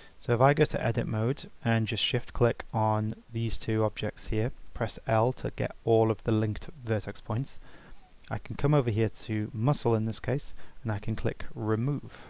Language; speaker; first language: English; native; English